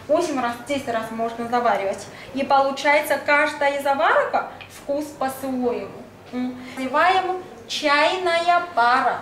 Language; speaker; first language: Russian; non-native, learner; Chinese